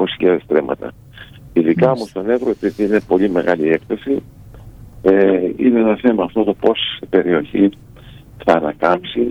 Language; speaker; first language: Greek; native; Greek